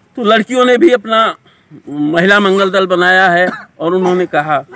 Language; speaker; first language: Hindi; native; Hindi